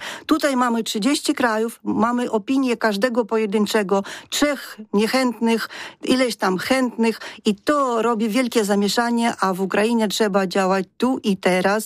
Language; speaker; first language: Polish; non-native, fluent; Ukrainian